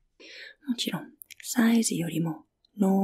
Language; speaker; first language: Japanese; non-native, fluent; English